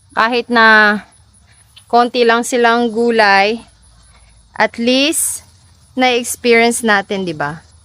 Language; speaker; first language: Filipino; native; Filipino